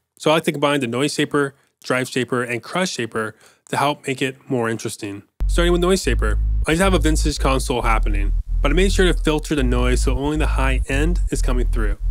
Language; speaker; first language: English; native; English